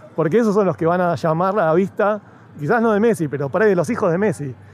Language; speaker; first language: Spanish; native; Spanish